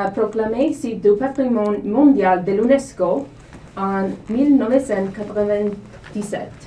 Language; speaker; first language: French; non-native, learner; Italian